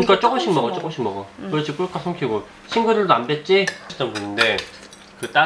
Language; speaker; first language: Korean; native; Korean